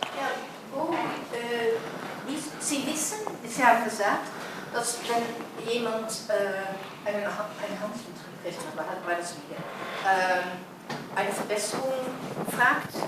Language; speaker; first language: German; non-native, learner; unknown